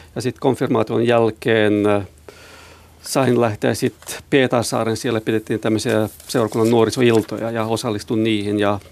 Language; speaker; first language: Finnish; non-native, local second language; Swedish